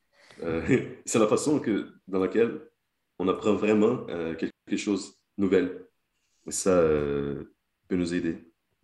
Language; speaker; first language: French; non-native, fluent; Portuguese